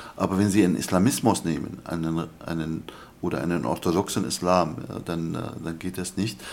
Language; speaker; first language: German; non-native, fluent; Arabic